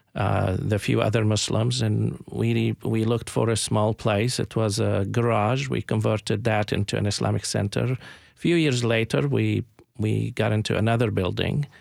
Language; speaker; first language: English; non-native, fluent; Arabic